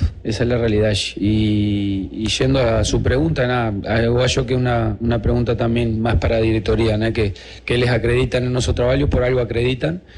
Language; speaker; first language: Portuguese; non-native, learner; Spanish